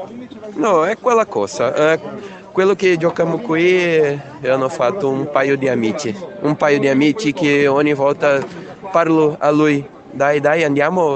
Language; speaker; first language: Italian; non-native, fluent; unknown